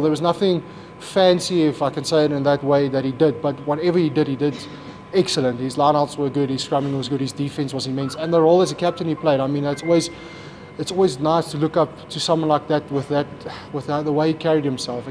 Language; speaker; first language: English; non-native, local second language; Afrikaans